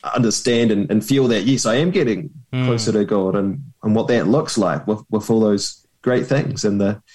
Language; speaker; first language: English; native; English